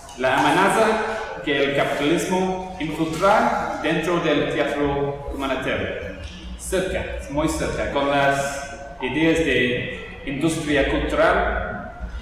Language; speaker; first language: Spanish; non-native, learner; English